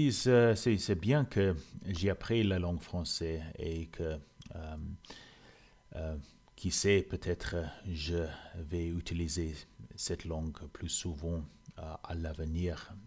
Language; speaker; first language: French; non-native, learner; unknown